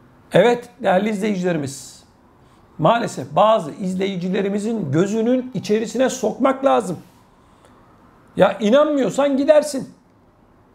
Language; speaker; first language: Turkish; native; Turkish